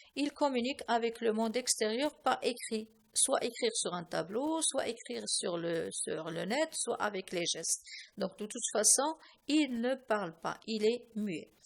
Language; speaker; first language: French; non-native, local second language; Arabic